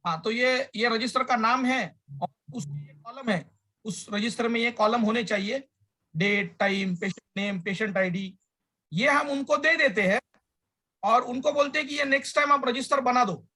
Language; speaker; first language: Hindi; non-native, local second language; Marathi